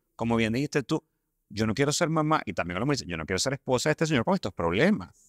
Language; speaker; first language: Spanish; native; Spanish